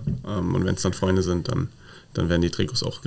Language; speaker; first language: German; native; German